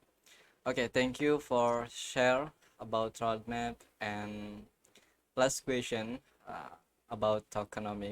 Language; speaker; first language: English; non-native, learner; Indonesian